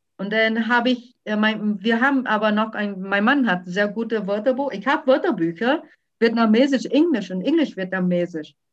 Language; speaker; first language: German; non-native, fluent; Vietnamese